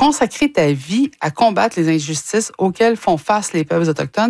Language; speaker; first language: French; native; French